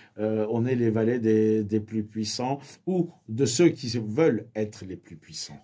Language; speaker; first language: French; early bilingual, other home language; Armenian